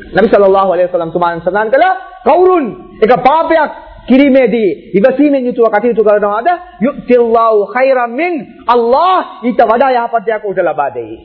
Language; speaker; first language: Sinhala; non-native, local second language; Tamil